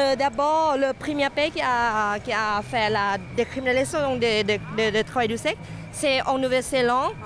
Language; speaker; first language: French; non-native, fluent; Thai